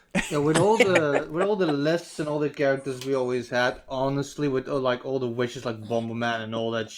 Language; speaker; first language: English; native; English